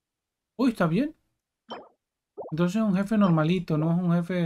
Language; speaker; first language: Spanish; native; Spanish